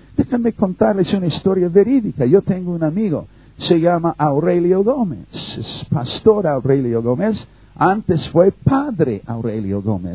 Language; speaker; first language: Spanish; non-native, fluent; English